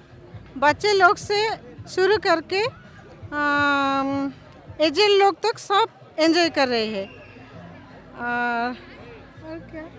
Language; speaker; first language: Hindi; non-native, local second language; Odia